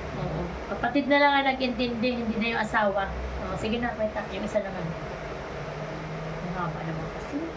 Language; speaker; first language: Filipino; native; Filipino